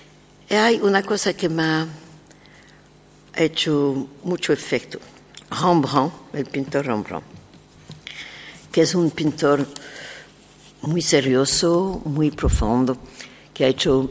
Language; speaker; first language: Spanish; non-native, learner; French